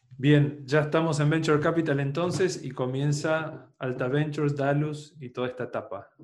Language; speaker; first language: Spanish; native; Spanish